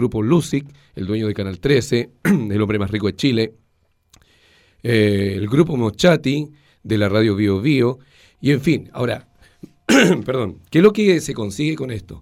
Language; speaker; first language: Spanish; native; Spanish